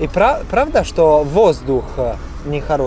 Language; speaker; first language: Russian; non-native, learner; English